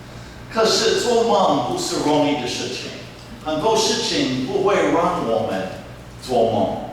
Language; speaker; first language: Chinese; non-native, fluent; English